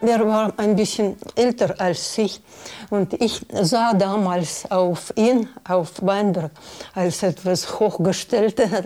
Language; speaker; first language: German; non-native, fluent; Russian